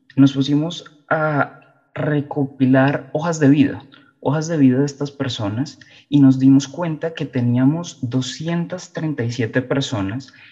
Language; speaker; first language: Spanish; native; Spanish